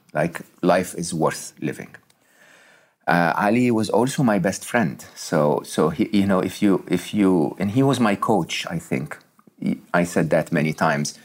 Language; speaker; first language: English; non-native, fluent; Arabic